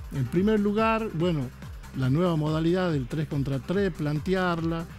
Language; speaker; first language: Spanish; native; Spanish